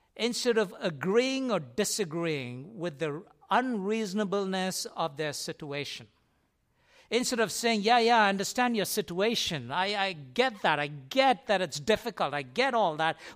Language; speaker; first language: English; non-native, local second language; Tamil